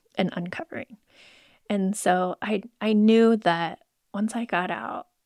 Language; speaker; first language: English; native; English